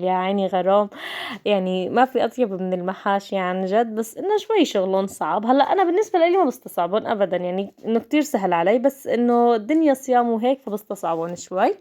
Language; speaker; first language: Arabic; native; Arabic